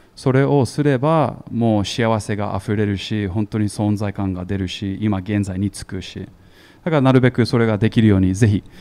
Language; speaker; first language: Japanese; non-native, fluent; English